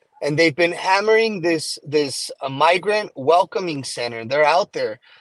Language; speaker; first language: English; early bilingual, other home language; Spanish